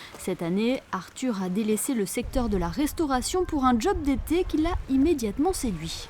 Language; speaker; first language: French; native; French